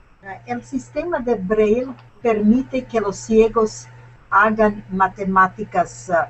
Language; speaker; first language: Spanish; non-native, learner; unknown